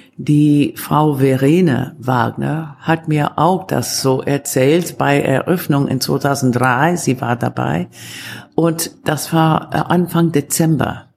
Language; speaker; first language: German; non-native, fluent; Italian